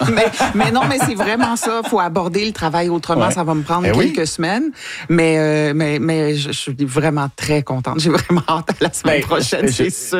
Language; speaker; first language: French; native; French